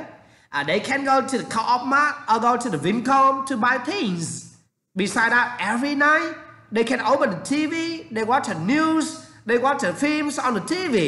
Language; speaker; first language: English; non-native, learner; Vietnamese